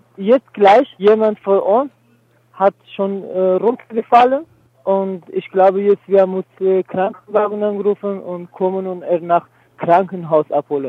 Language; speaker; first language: German; non-native, learner; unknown